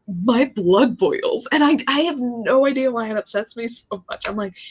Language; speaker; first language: English; native; English